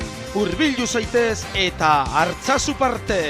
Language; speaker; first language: Basque; native; Basque